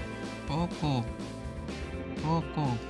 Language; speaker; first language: Portuguese; non-native, learner; Haitian Creole